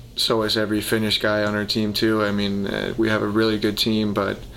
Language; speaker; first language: English; early bilingual, heritage; Danish